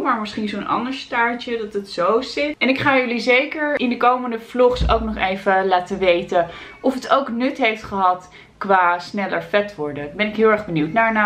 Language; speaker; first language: Dutch; native; Dutch